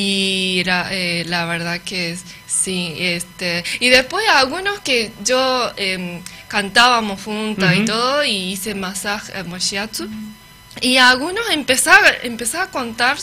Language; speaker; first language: Spanish; non-native, learner; Japanese